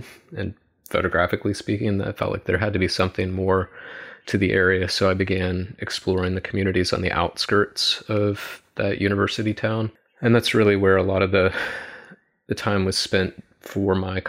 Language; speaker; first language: English; native; English